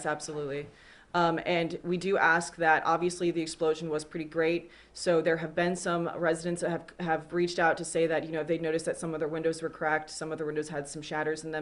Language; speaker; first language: English; native; English